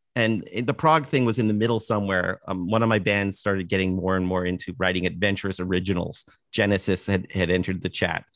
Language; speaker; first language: English; native; English